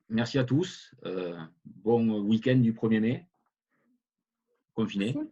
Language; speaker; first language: French; native; French